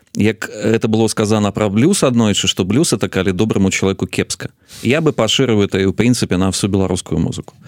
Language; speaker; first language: Belarusian; native; Belarusian